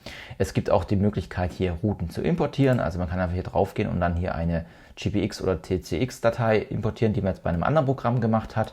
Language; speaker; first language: German; native; German